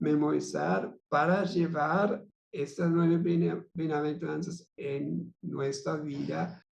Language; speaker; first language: Spanish; non-native, fluent; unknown